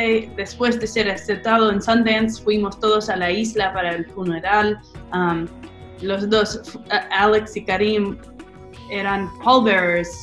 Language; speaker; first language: Spanish; non-native, fluent; English